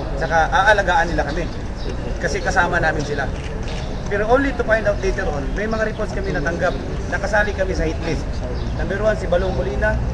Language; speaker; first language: Filipino; non-native, local second language; Cebuano